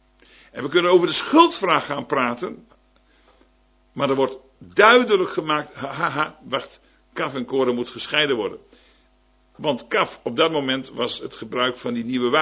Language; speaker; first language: Dutch; native; Dutch